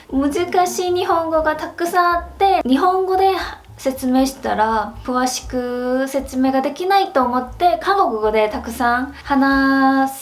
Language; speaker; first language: Japanese; non-native, fluent; Korean